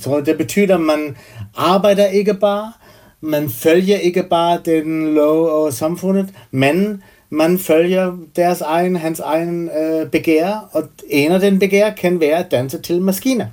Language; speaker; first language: Danish; non-native, fluent; German